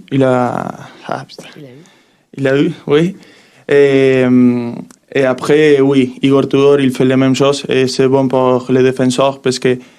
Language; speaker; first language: French; non-native, learner; Spanish